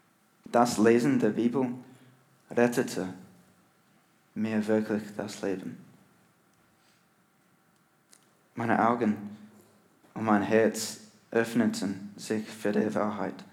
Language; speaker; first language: German; non-native, learner; English